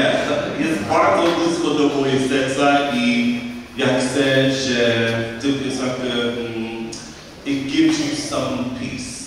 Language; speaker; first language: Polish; non-native, learner; English